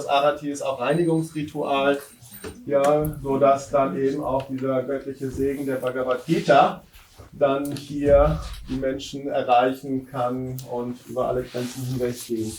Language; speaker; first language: German; native; German